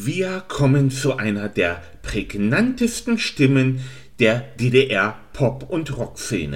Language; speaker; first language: German; native; German